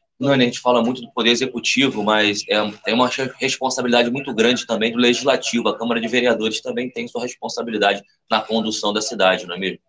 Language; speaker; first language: Portuguese; native; Portuguese